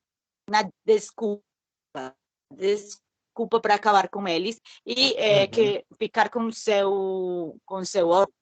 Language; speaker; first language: Portuguese; non-native, learner; Spanish